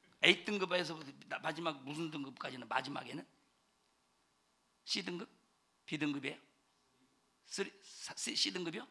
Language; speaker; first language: Korean; native; Korean